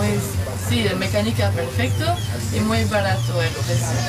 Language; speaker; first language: Spanish; non-native, learner; French